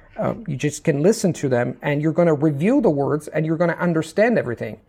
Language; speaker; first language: English; non-native, fluent; Italian